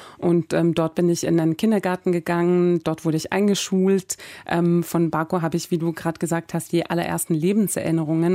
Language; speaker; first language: German; early bilingual, other home language; Persian